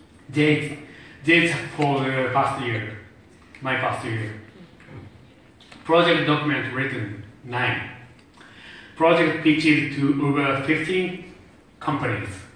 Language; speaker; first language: English; non-native, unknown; Japanese